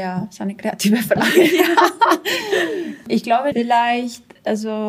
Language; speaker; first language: German; non-native, fluent; Spanish